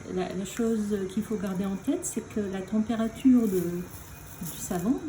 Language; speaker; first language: French; non-native, local second language; Arabic